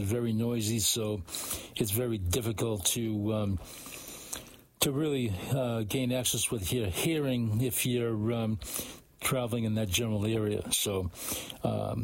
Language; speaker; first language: English; native; English